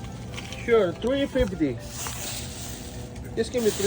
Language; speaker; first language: English; non-native, learner; Spanish